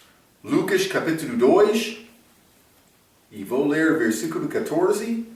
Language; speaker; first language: Portuguese; non-native, fluent; English